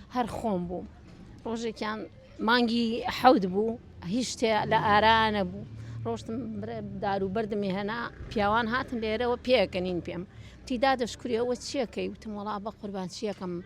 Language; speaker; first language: Central Kurdish; non-native, local second language; Gurani